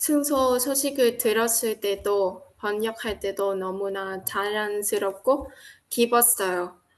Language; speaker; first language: Korean; non-native, fluent; Vietnamese